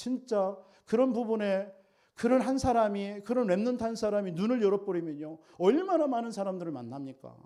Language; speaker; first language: Korean; native; Korean